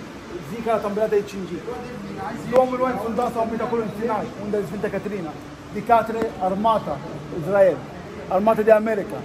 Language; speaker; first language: Romanian; non-native, learner; Arabic